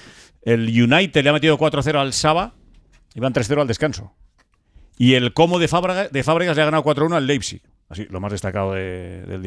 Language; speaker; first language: Spanish; native; Spanish